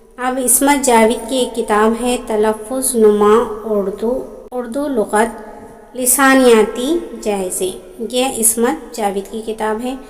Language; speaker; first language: Urdu; native; Urdu